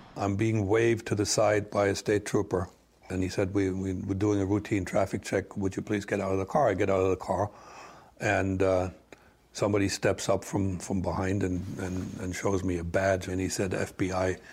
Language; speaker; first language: English; non-native, fluent; German